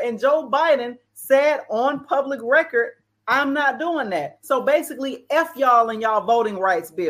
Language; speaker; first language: English; native; English